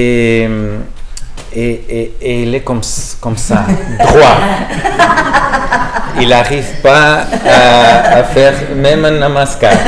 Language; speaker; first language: French; non-native, learner; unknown